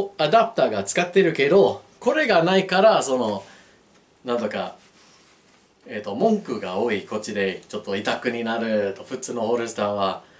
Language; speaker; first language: Japanese; non-native, learner; English